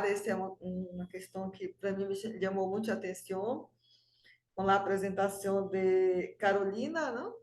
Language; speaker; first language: Portuguese; non-native, fluent; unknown